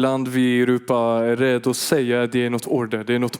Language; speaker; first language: Swedish; non-native, fluent; Persian